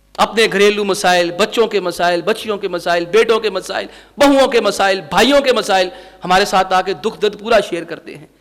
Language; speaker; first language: Urdu; non-native, local second language; Punjabi